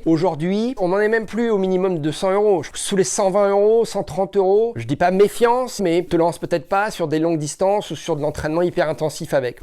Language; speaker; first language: French; native; French